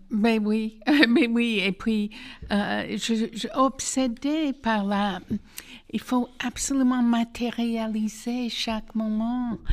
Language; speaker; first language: French; non-native, fluent; English